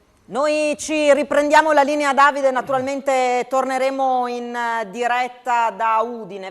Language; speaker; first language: Italian; native; Italian